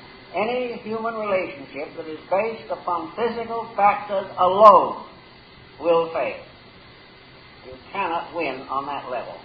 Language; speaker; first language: English; native; English